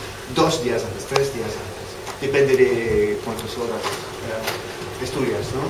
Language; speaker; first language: Spanish; non-native, fluent; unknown